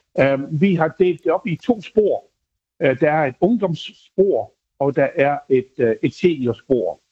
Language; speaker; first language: Danish; native; Danish